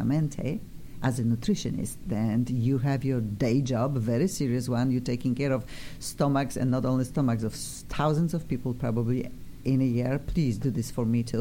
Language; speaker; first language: English; non-native, fluent; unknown